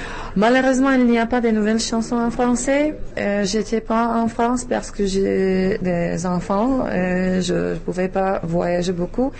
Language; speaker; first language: French; non-native, learner; Czech